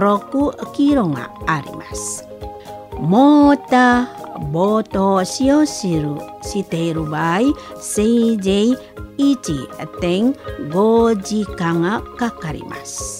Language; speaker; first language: Japanese; non-native, fluent; Indonesian